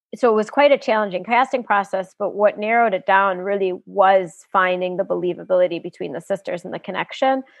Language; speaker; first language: English; native; English